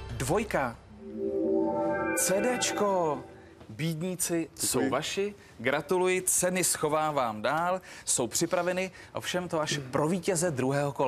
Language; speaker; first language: Czech; native; Czech